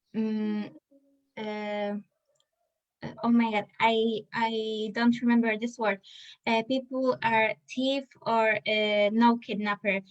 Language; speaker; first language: English; non-native, learner; Polish